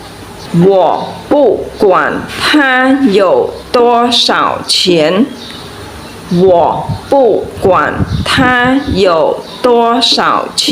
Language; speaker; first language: Chinese; non-native, fluent; Khmer